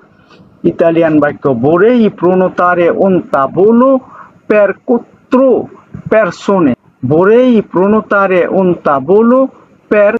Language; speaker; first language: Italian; non-native, learner; Bangla